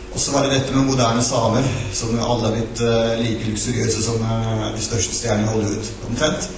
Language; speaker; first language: Norwegian; non-native, local second language; Northern Sami